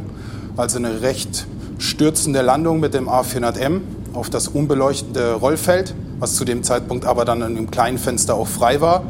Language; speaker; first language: German; native; German